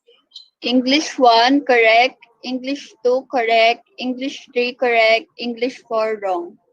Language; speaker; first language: English; non-native, local second language; Filipino